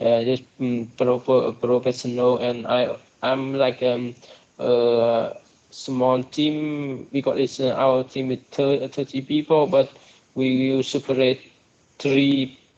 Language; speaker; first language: English; non-native, learner; Vietnamese